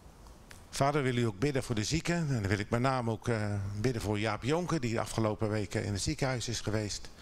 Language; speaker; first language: Dutch; native; Dutch